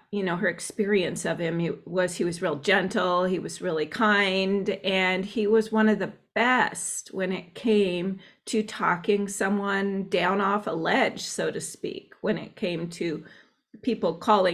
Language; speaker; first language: English; native; English